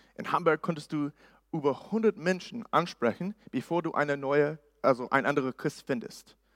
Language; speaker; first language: German; non-native, fluent; English